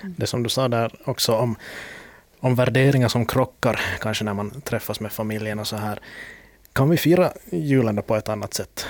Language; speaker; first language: Swedish; native; Swedish